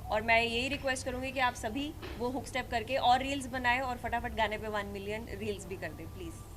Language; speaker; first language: Hindi; non-native, local second language; Punjabi